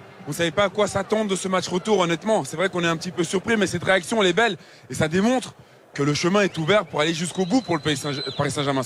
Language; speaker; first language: French; native; French